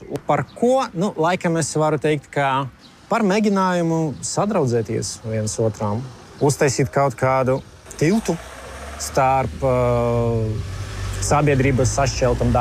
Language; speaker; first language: Latvian; non-native, local second language; Russian